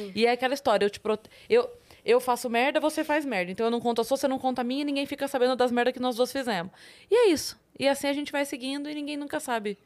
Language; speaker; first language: Portuguese; native; Portuguese